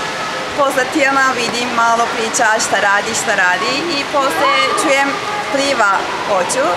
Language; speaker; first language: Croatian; non-native, learner; Turkish